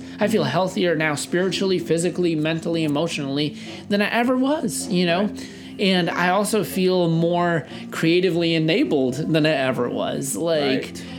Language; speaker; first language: English; early bilingual, other home language; Russian